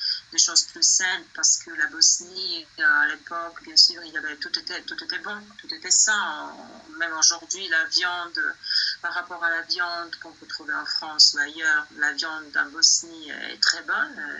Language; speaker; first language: French; non-native, fluent; Bosnian